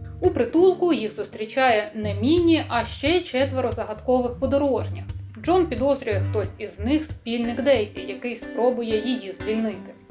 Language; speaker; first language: Ukrainian; native; Ukrainian